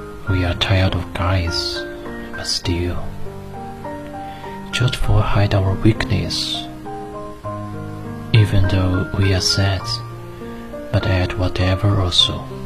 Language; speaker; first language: English; non-native, learner; Chinese